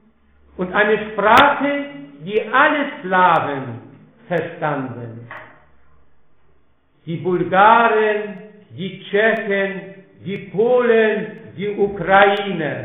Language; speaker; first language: German; non-native, fluent; Polish